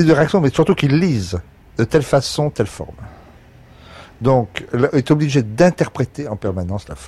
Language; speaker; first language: French; native; French